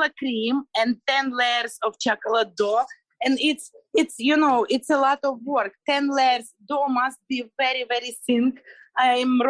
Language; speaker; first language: English; non-native, learner; Ukrainian